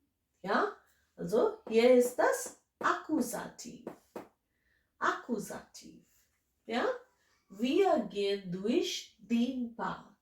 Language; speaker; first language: German; non-native, fluent; English